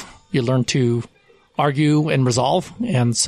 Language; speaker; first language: English; non-native, fluent; Spanish